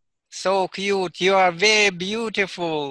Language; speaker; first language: English; non-native, learner; Russian